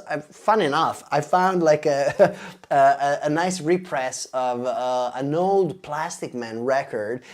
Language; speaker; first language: English; non-native, fluent; Italian